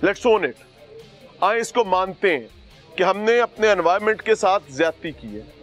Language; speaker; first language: Urdu; native; Urdu